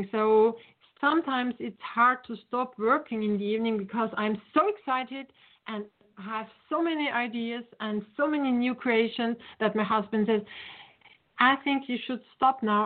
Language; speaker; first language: English; non-native, fluent; German